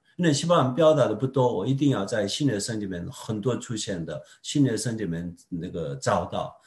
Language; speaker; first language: Chinese; non-native, fluent; Korean